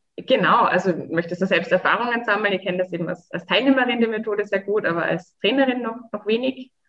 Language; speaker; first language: German; native; German